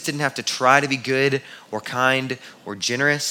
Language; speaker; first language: English; native; English